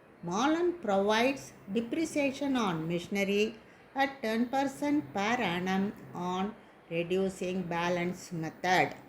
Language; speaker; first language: English; non-native, local second language; Tamil